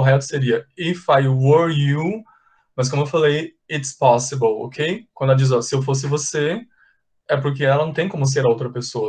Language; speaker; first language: Portuguese; native; Portuguese